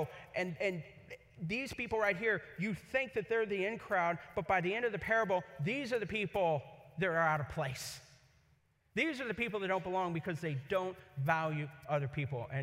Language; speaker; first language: English; native; English